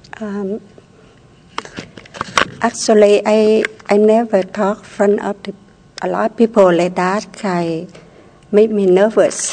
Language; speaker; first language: English; non-native, learner; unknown